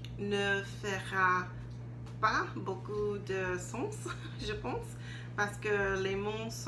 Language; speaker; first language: French; non-native, learner; English